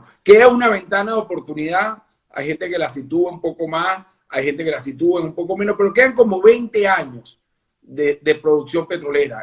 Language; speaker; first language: Spanish; native; Spanish